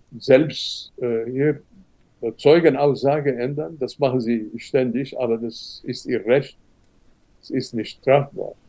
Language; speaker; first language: German; non-native, fluent; Arabic